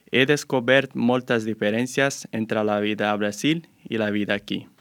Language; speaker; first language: Catalan; non-native, learner; Portuguese